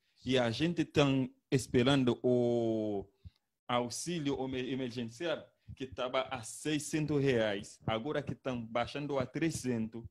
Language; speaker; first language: Portuguese; non-native, learner; Haitian Creole